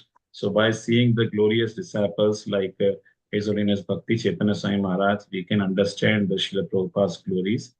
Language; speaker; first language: English; non-native, local second language; Hindi